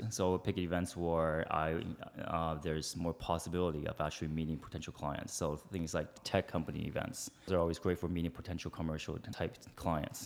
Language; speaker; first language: English; early bilingual, other home language; Chinese